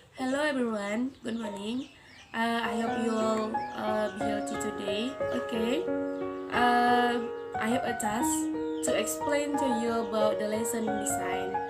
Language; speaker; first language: English; non-native, learner; Indonesian